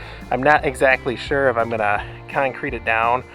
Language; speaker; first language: English; native; English